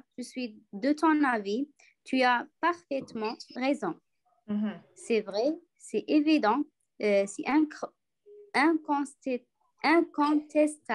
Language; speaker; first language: French; non-native, learner; Arabic